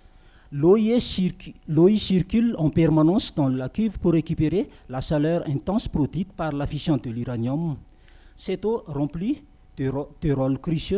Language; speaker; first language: French; non-native, local second language; Malagasy